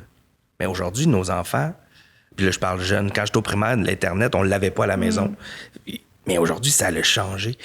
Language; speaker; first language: French; native; French